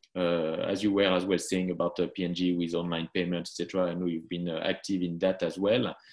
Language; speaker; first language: English; non-native, fluent; French